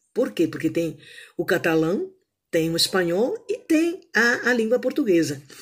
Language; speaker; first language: Portuguese; native; Portuguese